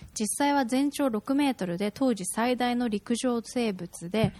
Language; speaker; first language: Japanese; native; Japanese